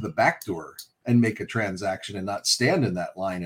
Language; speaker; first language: English; native; English